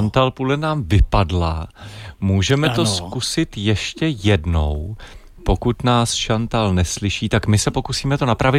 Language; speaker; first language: Czech; native; Czech